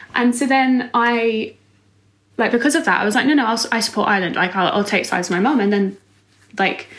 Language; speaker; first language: English; native; English